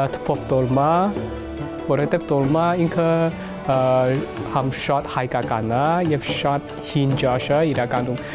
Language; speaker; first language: Armenian; non-native, fluent; Chinese